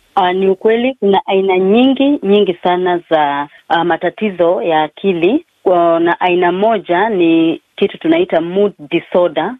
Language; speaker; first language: Swahili; non-native, local second language; Kikuyu